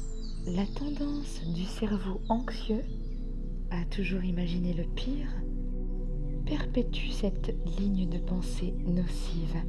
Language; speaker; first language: French; native; French